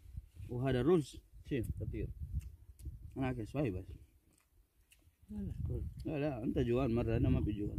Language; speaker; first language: Arabic; non-native, learner; Indonesian